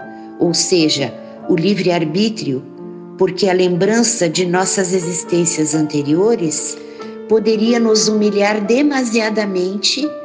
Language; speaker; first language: Portuguese; native; Portuguese